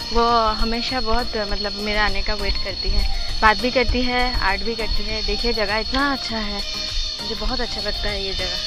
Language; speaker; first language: Hindi; non-native, local second language; Bangla